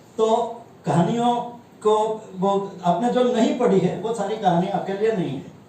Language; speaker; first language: Hindi; non-native, local second language; Gujarati